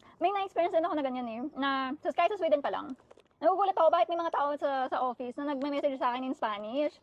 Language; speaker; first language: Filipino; native; Filipino